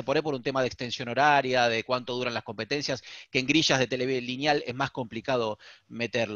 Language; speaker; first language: Spanish; native; Spanish